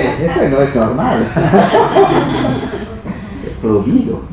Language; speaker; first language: Spanish; non-native, fluent; French